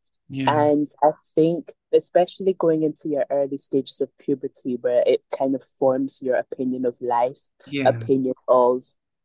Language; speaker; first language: English; native; English